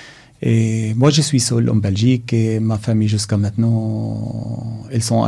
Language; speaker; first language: French; non-native, learner; Arabic